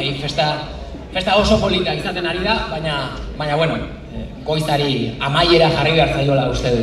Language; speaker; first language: Basque; native; Basque